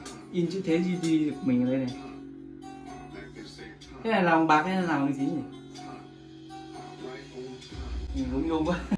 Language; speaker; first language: Korean; non-native, fluent; Vietnamese